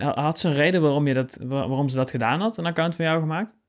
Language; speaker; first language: Dutch; native; Dutch